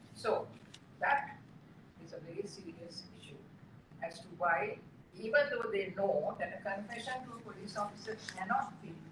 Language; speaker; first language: English; non-native, local second language; Sinhala